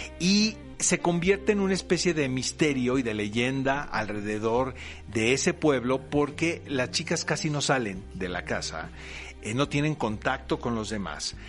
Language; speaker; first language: Spanish; native; Spanish